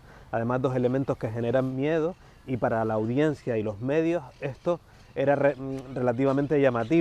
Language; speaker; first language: Spanish; native; Spanish